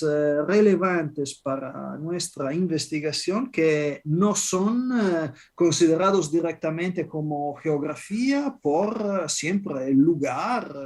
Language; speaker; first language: Spanish; non-native, fluent; Italian